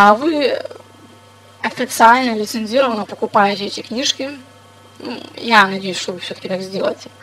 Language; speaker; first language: Russian; non-native, fluent; English